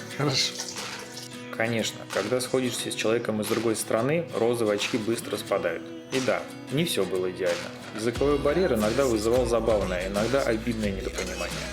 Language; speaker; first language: Russian; native; Russian